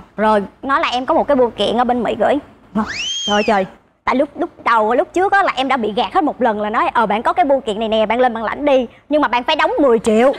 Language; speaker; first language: Vietnamese; native; Vietnamese